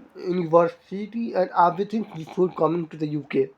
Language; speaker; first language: English; non-native, local second language; Nepali